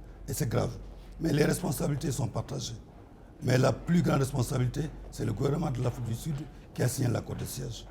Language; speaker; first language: French; non-native, local second language; Wolof